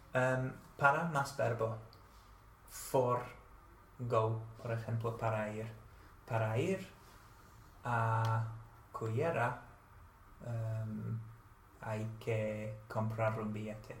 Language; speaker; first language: Spanish; non-native, fluent; English